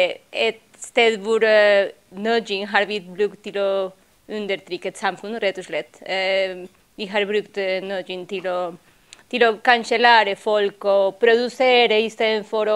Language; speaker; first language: Norwegian; non-native, fluent; Spanish